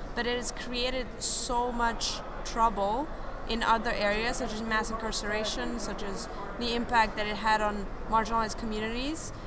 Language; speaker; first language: English; non-native, fluent; Serbian